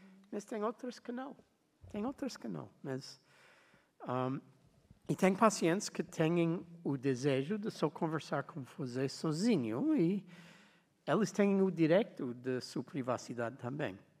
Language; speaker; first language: Portuguese; non-native, learner; English